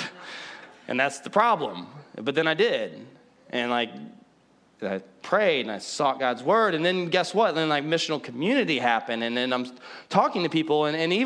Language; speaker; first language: English; native; English